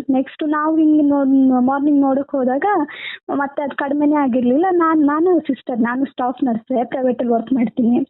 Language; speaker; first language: Kannada; native; Kannada